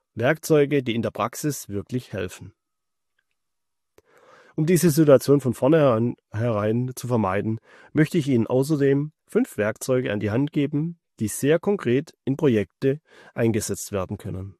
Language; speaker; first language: German; native; German